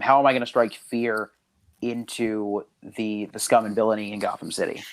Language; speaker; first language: English; native; English